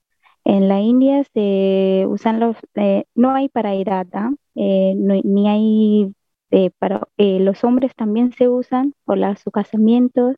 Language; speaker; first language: Spanish; non-native, learner; Hindi